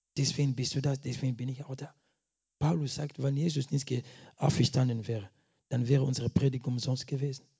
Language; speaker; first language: German; non-native, fluent; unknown